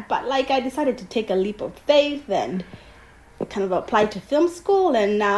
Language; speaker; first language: English; non-native, local second language; Ganda